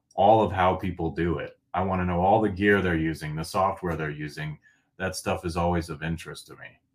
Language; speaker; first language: English; native; English